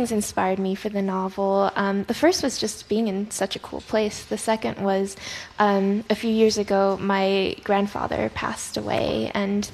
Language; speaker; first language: English; non-native, local second language; Chinese